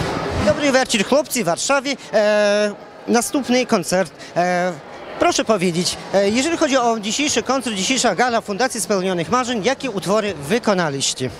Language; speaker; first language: Polish; native; Polish